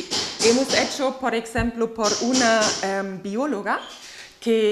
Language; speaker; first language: Spanish; non-native, fluent; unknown